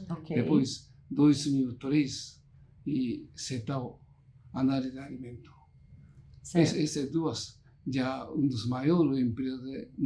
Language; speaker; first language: Portuguese; non-native, learner; Japanese